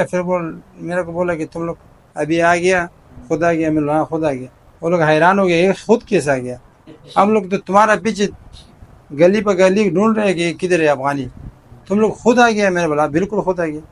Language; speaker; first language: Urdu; non-native, fluent; Pashto